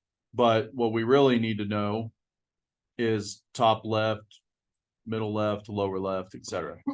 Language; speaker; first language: English; native; English